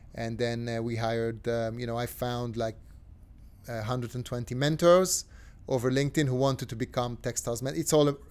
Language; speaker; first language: English; non-native, fluent; Hebrew